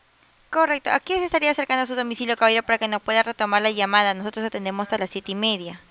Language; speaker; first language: Spanish; native; Spanish